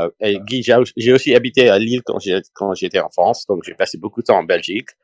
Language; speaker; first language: French; non-native, learner; English